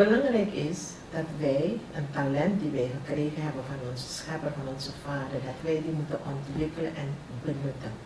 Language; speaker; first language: Dutch; non-native, local second language; Javanese